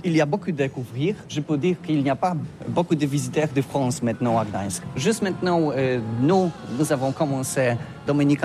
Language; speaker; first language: French; non-native, learner; Polish